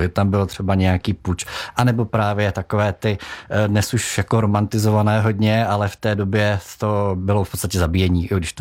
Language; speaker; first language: Czech; native; Czech